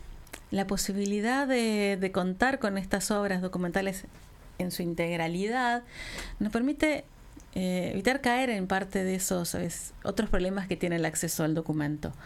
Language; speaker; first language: Spanish; native; Spanish